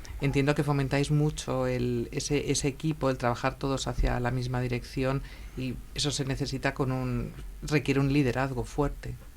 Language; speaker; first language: Spanish; native; Spanish